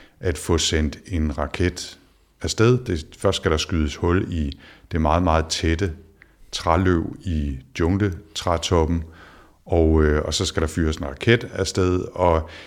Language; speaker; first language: Danish; native; Danish